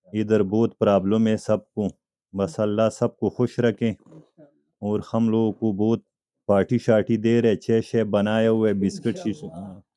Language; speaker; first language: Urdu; non-native, learner; Bangla